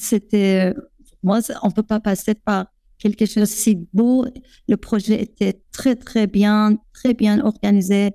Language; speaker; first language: French; non-native, fluent; Persian